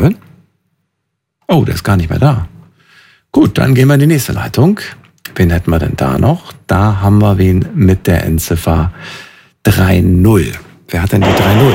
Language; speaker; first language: German; native; German